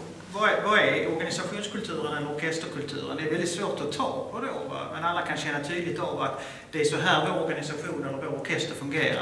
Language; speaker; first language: Swedish; native; Swedish